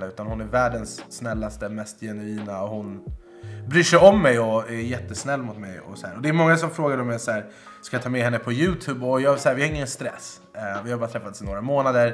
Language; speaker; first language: Swedish; native; Swedish